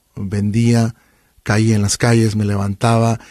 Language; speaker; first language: Spanish; native; Spanish